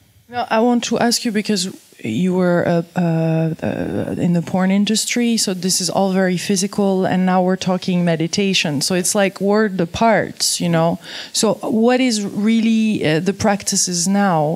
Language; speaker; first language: English; non-native, fluent; French